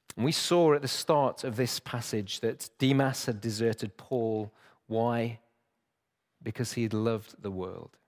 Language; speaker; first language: English; native; English